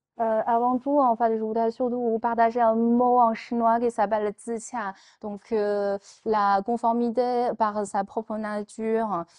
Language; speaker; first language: French; non-native, fluent; Chinese